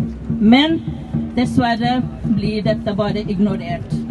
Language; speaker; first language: Norwegian; non-native, fluent; Tibetan